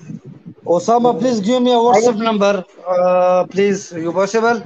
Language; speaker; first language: English; non-native, learner; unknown